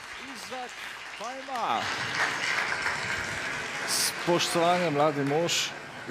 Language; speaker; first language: Slovenian; native; Slovenian